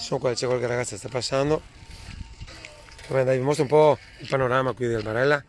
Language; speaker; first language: Italian; native; Italian